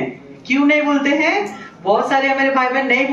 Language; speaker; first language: Hindi; native; Hindi